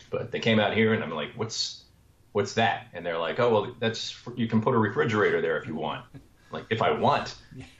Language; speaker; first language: English; native; English